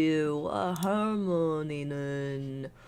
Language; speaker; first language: Korean; non-native, learner; English